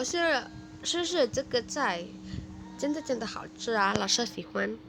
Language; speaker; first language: Chinese; non-native, fluent; Indonesian